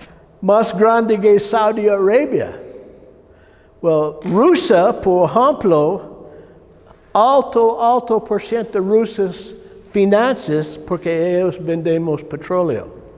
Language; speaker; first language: Spanish; non-native, learner; English